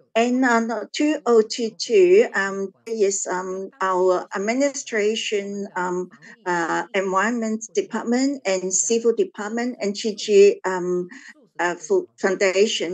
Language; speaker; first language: English; non-native, learner; Chinese